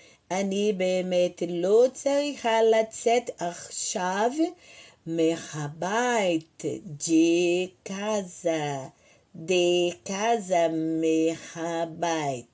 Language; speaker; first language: Hebrew; non-native, fluent; Portuguese